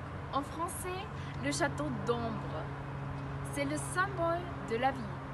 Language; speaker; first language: French; non-native, learner; German